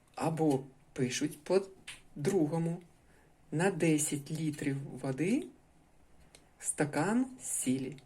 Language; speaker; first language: Ukrainian; native; Ukrainian